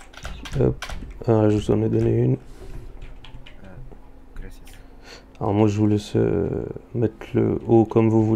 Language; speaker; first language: French; native; French